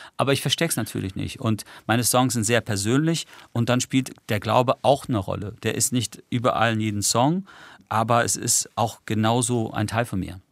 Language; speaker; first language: German; early bilingual, other home language; English